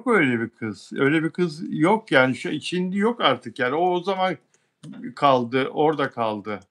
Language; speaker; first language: Turkish; native; Turkish